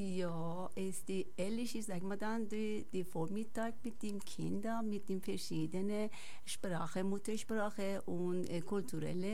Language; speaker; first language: German; non-native, learner; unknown